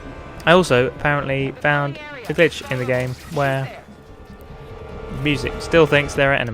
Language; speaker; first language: English; native; English